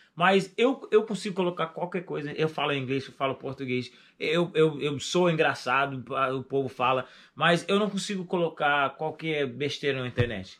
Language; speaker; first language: Portuguese; non-native, fluent; English